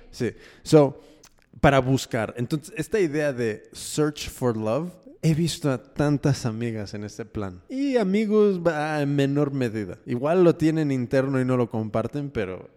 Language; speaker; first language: Spanish; early bilingual, heritage; Spanish